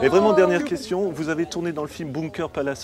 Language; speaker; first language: French; native; French